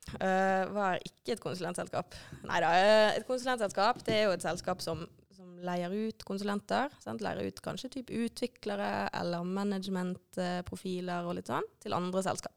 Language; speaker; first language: Norwegian; native; Norwegian